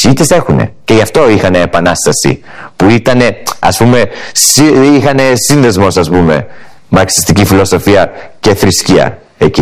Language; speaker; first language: Greek; early bilingual, heritage; English